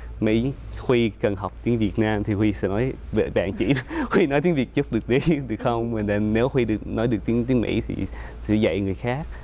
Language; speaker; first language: Vietnamese; early bilingual, heritage; Vietnamese